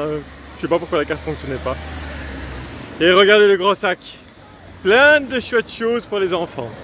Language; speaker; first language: French; native; French